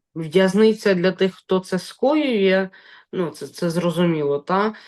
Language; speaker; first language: Ukrainian; native; Ukrainian